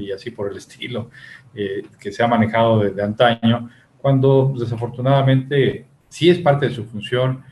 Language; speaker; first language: Spanish; native; Spanish